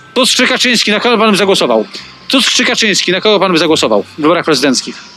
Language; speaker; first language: Polish; native; Polish